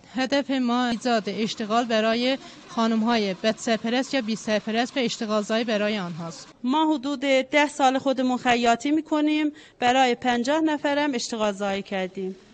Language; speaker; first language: Persian; non-native, local second language; Azerbaijani